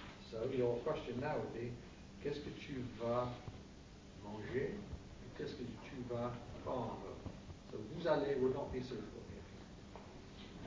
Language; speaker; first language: French; non-native, fluent; English